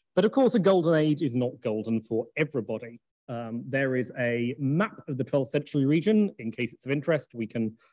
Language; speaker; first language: English; native; English